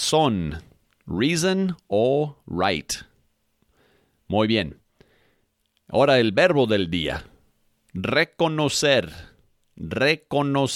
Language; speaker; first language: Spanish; non-native, fluent; English